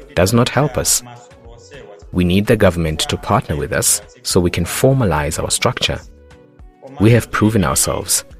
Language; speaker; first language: English; non-native, local second language; Tumbuka